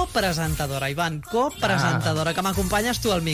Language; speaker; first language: Catalan; native; Catalan